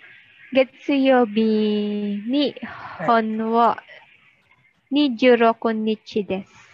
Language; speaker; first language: Japanese; non-native, learner; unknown